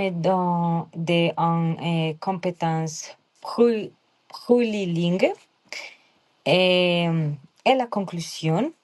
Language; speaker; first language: French; non-native, learner; Spanish